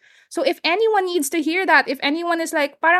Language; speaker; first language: English; non-native, local second language; Hiligaynon